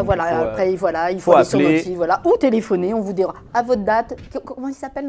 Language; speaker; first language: French; native; French